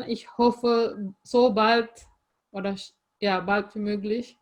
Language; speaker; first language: German; non-native, fluent; Indonesian